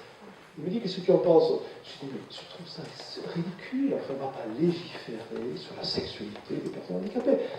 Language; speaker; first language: French; native; French